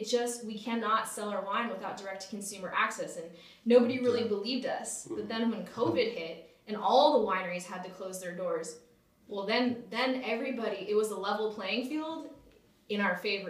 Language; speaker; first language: English; native; English